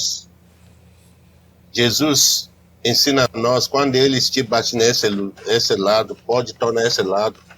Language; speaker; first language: Portuguese; non-native, learner; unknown